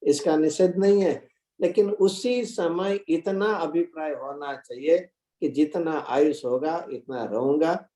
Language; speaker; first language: Hindi; non-native, local second language; Gujarati